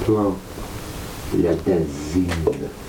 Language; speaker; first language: French; non-native, learner; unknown